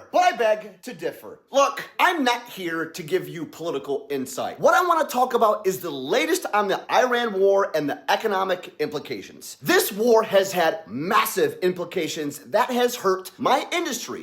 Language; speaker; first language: English; native; English